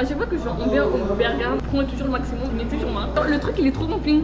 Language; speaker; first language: French; native; French